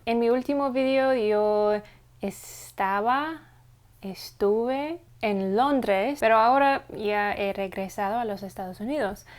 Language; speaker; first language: Spanish; non-native, learner; English